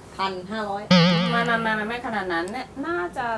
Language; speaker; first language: Thai; non-native, fluent; Korean